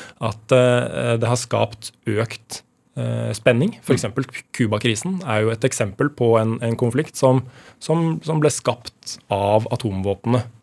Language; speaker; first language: Norwegian; native; Norwegian